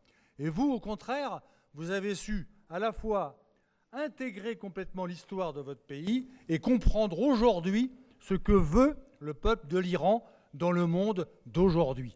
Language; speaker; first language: French; native; French